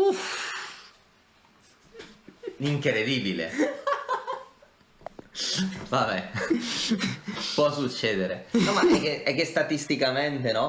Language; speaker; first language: Italian; native; Italian